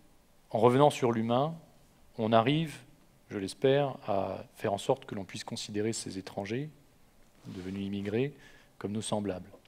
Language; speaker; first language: French; native; French